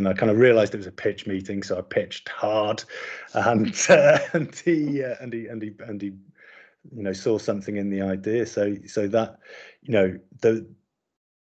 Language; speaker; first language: English; native; English